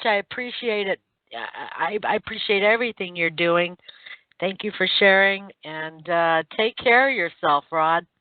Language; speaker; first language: English; native; English